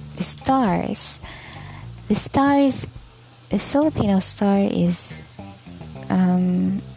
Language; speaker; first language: English; non-native, local second language; Cebuano